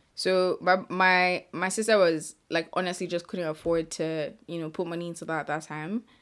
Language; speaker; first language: English; non-native, local second language; Yoruba